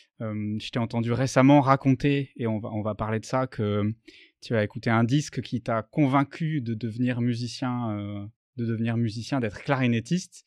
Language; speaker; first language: French; native; French